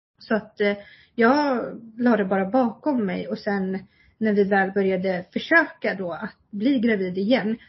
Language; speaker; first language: Swedish; early bilingual, other home language; Kurdish